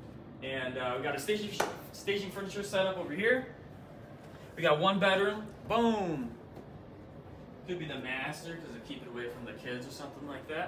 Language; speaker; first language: English; native; English